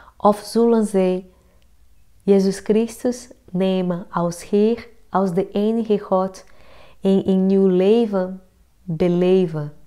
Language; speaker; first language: Dutch; non-native, fluent; Portuguese